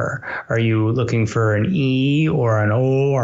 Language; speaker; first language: English; native; English